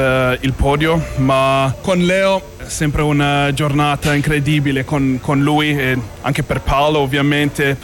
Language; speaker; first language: Italian; non-native, fluent; English